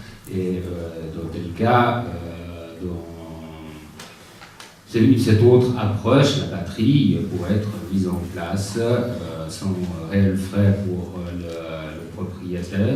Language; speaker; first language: French; native; French